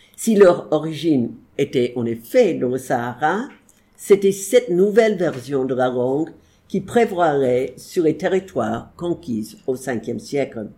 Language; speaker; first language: French; non-native, fluent; English